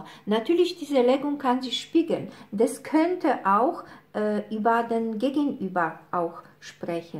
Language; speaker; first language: German; non-native, fluent; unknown